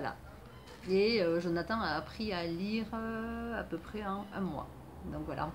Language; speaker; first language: French; native; French